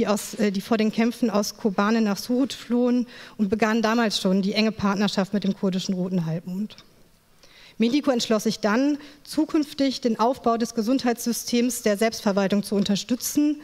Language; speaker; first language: German; native; German